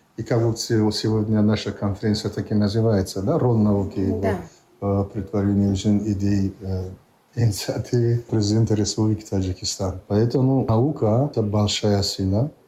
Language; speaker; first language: Russian; non-native, local second language; Tajik